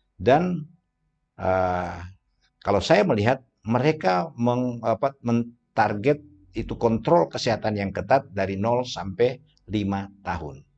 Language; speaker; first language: Indonesian; native; Indonesian